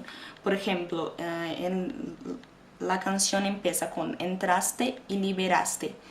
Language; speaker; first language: Spanish; non-native, fluent; Portuguese